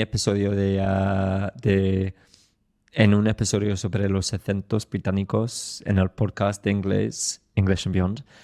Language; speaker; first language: Spanish; non-native, fluent; English